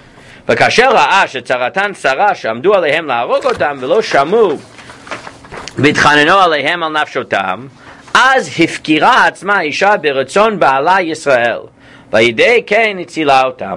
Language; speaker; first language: Hebrew; non-native, fluent; English